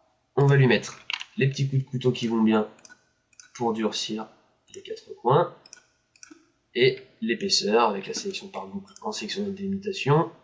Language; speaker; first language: French; native; French